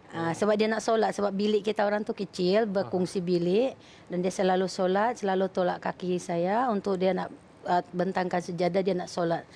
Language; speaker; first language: Malay; non-native, fluent; Filipino